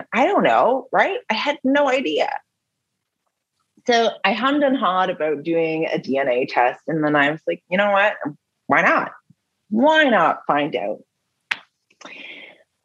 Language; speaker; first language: English; native; English